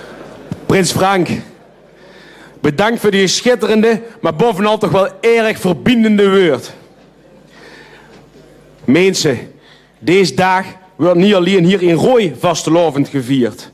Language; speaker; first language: Dutch; native; Dutch